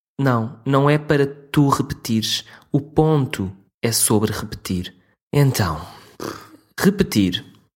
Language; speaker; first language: Portuguese; native; Portuguese